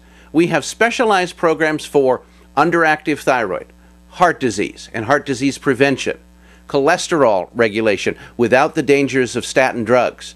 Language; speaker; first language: English; native; English